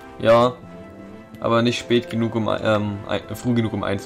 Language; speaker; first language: German; native; German